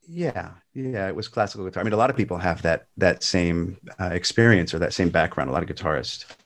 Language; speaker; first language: English; native; English